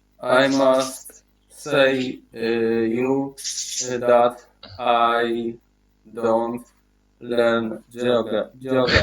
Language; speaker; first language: English; non-native, learner; Polish